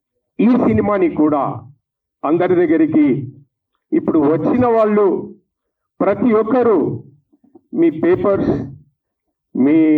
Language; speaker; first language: Telugu; native; Telugu